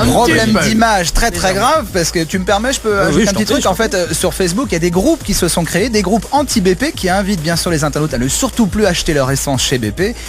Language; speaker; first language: French; native; French